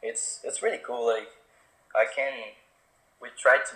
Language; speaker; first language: English; non-native, fluent; Portuguese